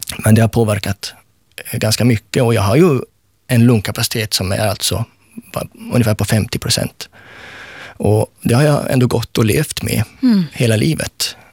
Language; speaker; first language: Swedish; native; Swedish